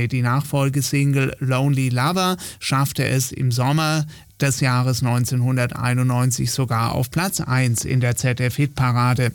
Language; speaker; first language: German; native; German